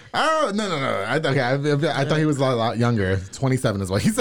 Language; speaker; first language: English; native; English